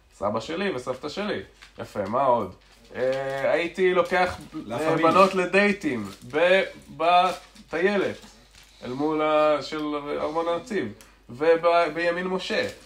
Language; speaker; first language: Hebrew; native; Hebrew